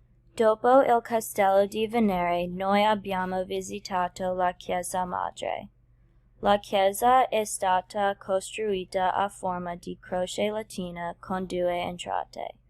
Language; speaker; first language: Italian; non-native, learner; English